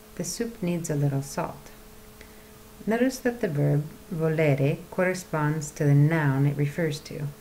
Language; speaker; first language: English; native; English